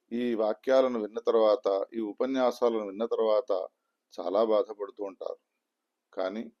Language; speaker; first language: Telugu; native; Telugu